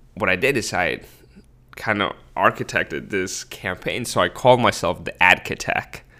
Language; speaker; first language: English; early bilingual, other home language; Spanish